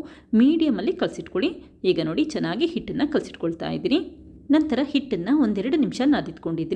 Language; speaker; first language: Kannada; native; Kannada